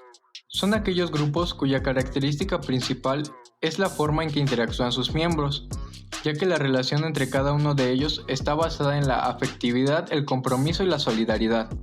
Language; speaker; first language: Spanish; native; Spanish